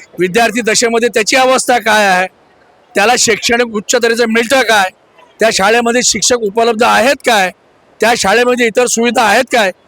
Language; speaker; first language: Marathi; native; Marathi